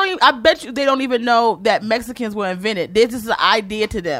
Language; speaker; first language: English; native; English